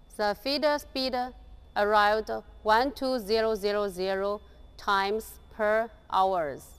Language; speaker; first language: English; non-native, learner; Chinese